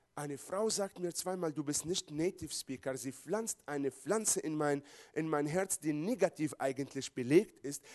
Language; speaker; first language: German; non-native, fluent; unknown